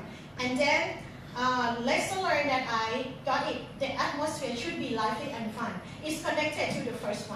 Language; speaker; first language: English; non-native, fluent; Thai